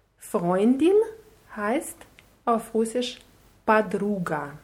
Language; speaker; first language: German; non-native, fluent; Russian